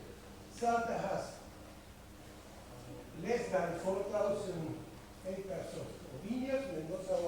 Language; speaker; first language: English; non-native, fluent; Spanish